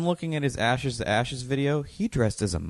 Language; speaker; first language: English; native; English